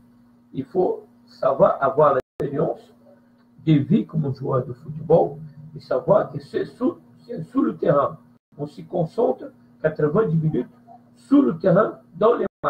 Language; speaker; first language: French; non-native, fluent; Portuguese